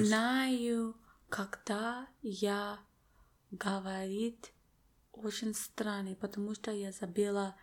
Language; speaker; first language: Russian; non-native, learner; English